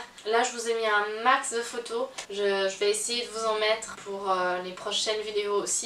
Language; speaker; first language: French; native; French